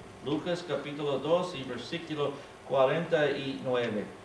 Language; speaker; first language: Spanish; non-native, learner; English